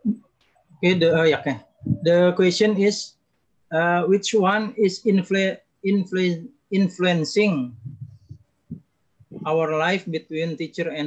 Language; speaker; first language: English; non-native, learner; Indonesian